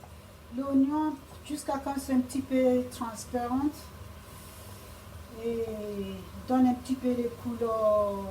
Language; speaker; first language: French; non-native, learner; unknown